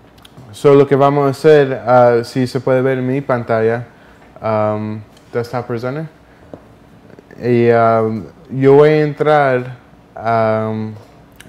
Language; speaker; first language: Spanish; early bilingual, heritage; Spanish